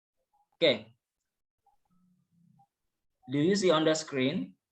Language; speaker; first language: English; non-native, learner; Indonesian